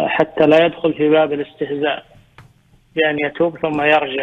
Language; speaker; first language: Arabic; native; Arabic